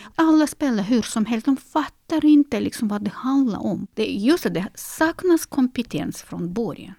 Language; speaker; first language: Swedish; non-native, fluent; Russian